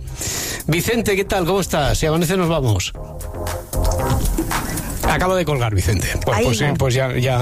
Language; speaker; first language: Spanish; native; Spanish